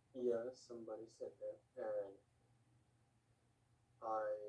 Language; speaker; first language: English; non-native, learner; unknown